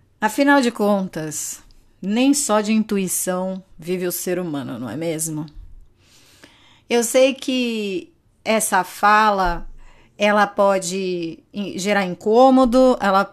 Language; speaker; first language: Portuguese; native; Portuguese